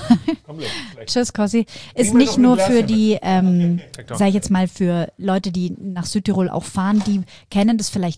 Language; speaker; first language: German; native; German